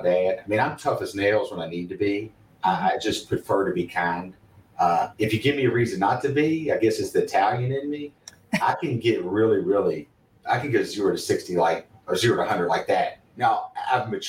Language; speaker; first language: English; native; English